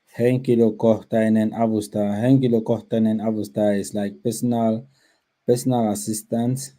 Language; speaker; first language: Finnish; non-native, learner; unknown